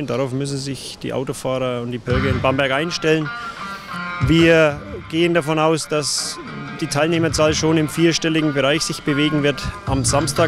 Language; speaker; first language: German; native; German